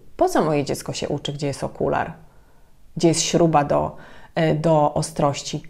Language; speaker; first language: Polish; native; Polish